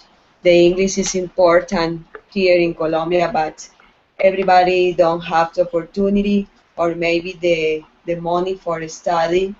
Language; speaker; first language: English; non-native, learner; Spanish